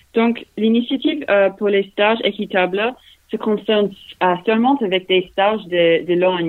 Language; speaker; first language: French; non-native, learner; English